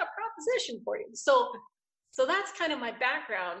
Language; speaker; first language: English; native; English